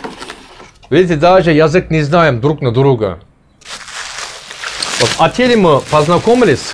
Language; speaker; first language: Russian; non-native, learner; Turkish